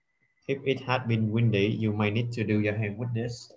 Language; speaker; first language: English; non-native, learner; Vietnamese